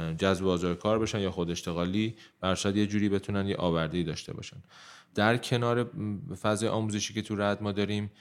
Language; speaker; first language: Persian; native; Persian